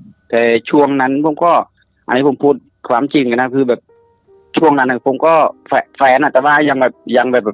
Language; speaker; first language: Thai; non-native, fluent; Khmer